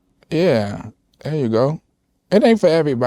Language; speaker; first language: English; native; English